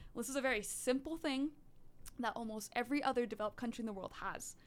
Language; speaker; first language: English; early bilingual, other home language; Dutch